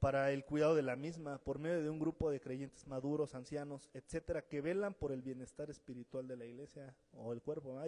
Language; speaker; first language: Spanish; native; Spanish